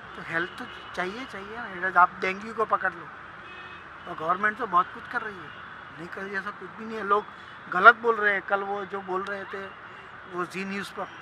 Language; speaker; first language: Hindi; non-native, local second language; Gujarati